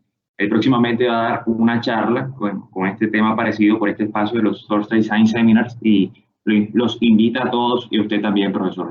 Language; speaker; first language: Spanish; native; Spanish